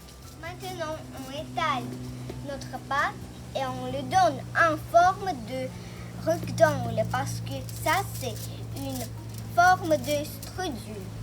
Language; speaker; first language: French; early bilingual, heritage; French